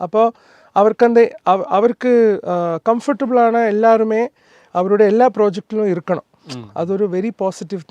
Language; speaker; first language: Tamil; non-native, learner; Malayalam